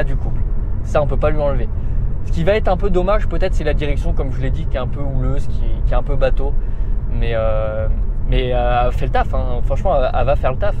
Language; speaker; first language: French; native; French